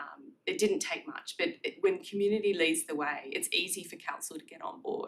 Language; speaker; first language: English; native; English